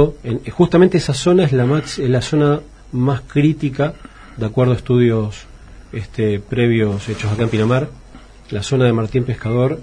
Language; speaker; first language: Spanish; native; Spanish